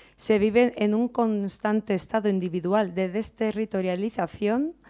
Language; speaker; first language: Spanish; native; Spanish